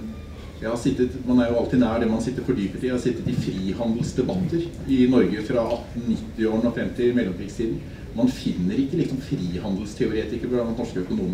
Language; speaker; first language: Norwegian; native; Norwegian